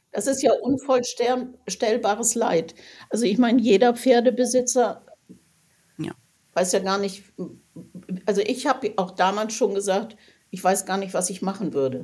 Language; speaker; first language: German; native; German